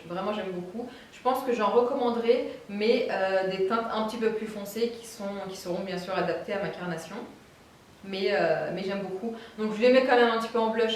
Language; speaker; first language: French; native; French